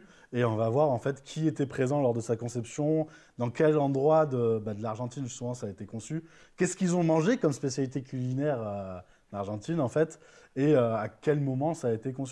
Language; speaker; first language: French; native; French